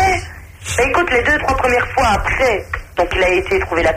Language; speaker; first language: French; native; French